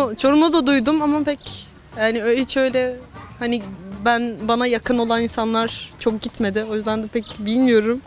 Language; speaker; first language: Turkish; non-native, fluent; Bosnian